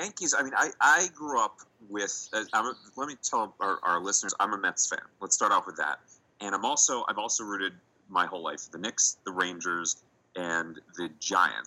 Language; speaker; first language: English; native; English